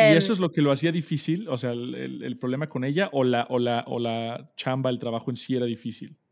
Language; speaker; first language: Spanish; native; Spanish